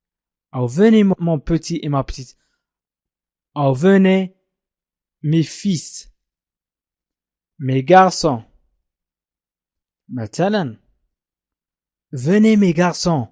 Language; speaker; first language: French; non-native, fluent; Arabic